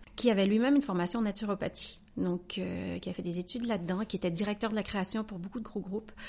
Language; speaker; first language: French; native; French